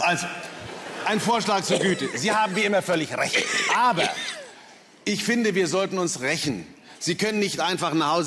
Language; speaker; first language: German; native; German